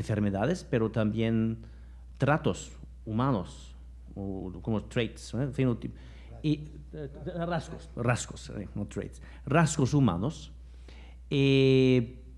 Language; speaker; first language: Spanish; non-native, fluent; German